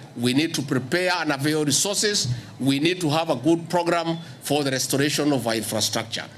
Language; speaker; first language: English; non-native, local second language; Kikuyu